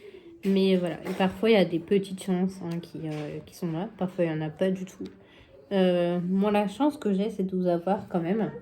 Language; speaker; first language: French; native; French